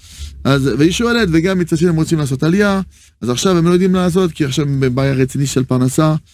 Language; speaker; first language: Hebrew; non-native, fluent; French